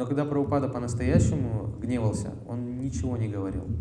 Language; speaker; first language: Russian; native; Russian